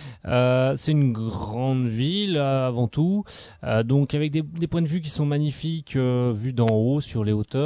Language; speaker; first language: French; native; French